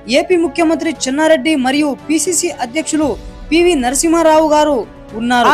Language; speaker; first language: Telugu; non-native, local second language; Lambadi